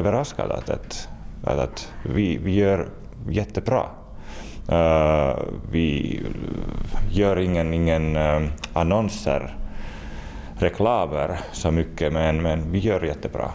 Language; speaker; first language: Swedish; non-native, local second language; Finnish